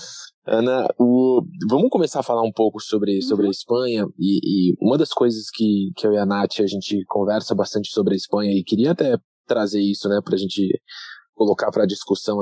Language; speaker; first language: Portuguese; native; Portuguese